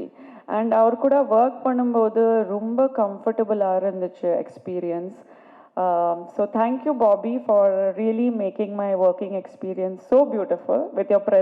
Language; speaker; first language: Tamil; non-native, fluent; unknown